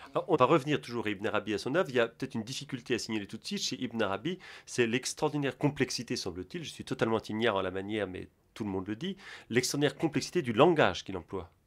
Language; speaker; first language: French; native; French